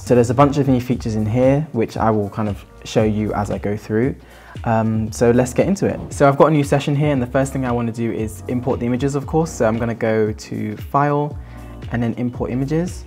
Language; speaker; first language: English; native; English